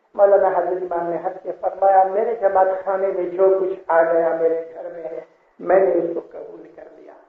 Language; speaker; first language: Urdu; non-native, local second language; Gujarati